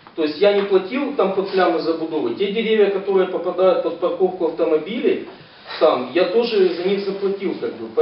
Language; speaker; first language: Russian; non-native, local second language; Ukrainian